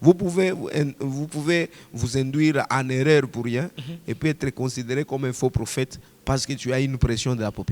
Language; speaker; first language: French; non-native, local second language; Swahili